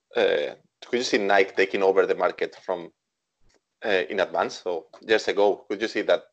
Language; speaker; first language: English; non-native, fluent; Spanish